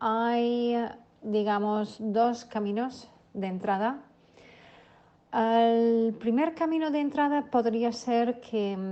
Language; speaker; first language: Spanish; non-native, fluent; English